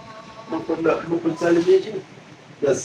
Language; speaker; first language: Arabic; non-native, learner; Bangla